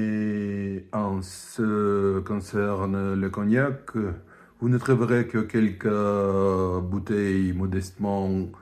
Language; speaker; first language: French; non-native, fluent; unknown